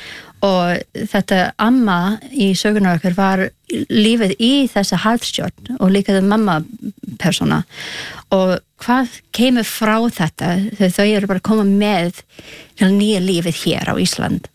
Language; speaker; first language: Icelandic; non-native, learner; Spanish